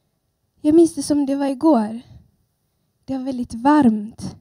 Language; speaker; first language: Swedish; early bilingual, other home language; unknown